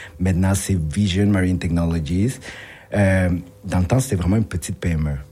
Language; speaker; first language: French; early bilingual, other home language; Spanish